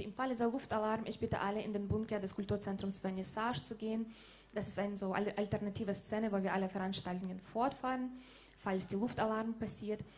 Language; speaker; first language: German; non-native, fluent; Ukrainian